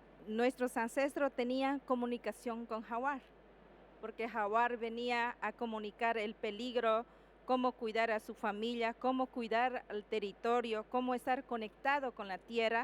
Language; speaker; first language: Spanish; non-native, local second language; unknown